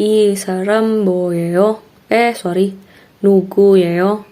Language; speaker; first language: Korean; non-native, learner; Indonesian